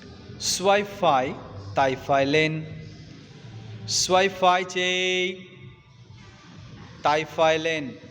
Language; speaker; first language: Vietnamese; non-native, fluent; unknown